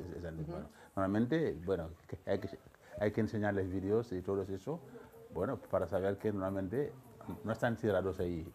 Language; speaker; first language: Spanish; non-native, fluent; Wolof